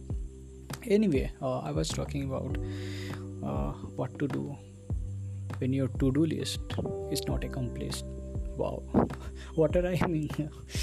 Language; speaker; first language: English; non-native, local second language; Hindi